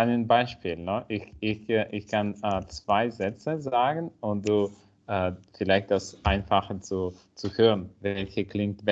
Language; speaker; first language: German; non-native, learner; Italian